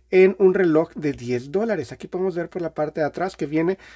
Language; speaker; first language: Spanish; native; Spanish